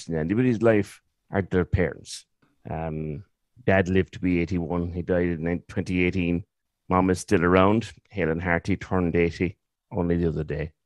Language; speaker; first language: English; native; English